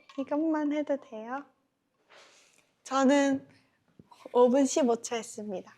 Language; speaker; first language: Korean; native; Korean